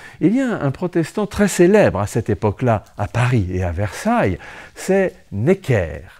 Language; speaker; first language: French; native; French